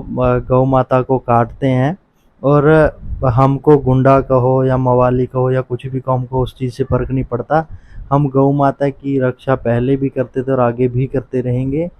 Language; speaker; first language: Hindi; native; Hindi